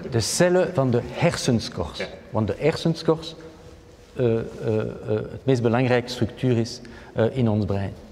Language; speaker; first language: Dutch; non-native, fluent; French